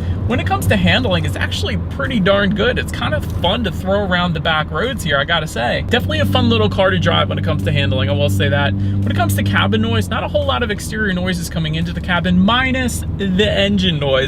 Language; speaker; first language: English; native; English